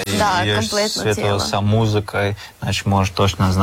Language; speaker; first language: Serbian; non-native, learner; Russian